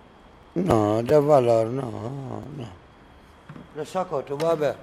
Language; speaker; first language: Spanish; non-native, learner; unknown